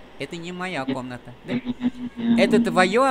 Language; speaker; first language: Russian; non-native, fluent; Vietnamese